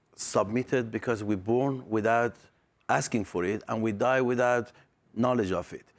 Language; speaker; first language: English; non-native, fluent; Persian